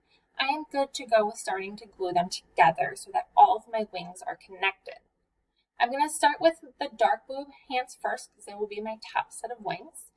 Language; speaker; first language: English; native; English